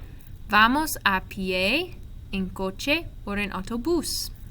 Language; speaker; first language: Spanish; non-native, fluent; English